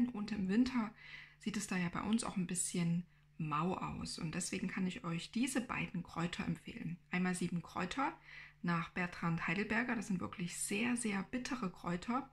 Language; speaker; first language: German; native; German